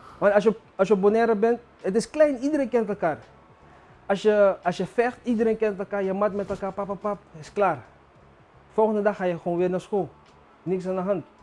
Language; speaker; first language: Dutch; non-native, local second language; Papiamento